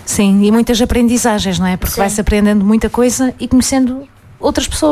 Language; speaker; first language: Portuguese; native; Portuguese